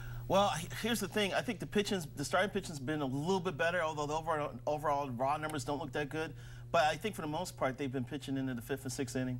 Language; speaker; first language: English; native; English